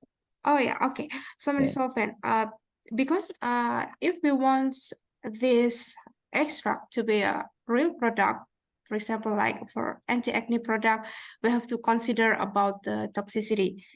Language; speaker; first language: English; non-native, fluent; Indonesian